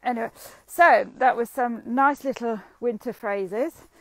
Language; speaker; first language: English; native; English